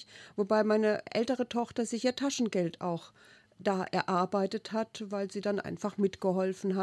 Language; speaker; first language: German; native; German